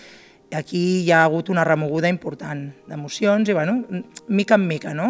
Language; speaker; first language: Catalan; native; Catalan